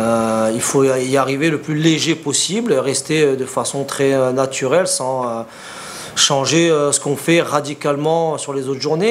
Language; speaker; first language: French; native; French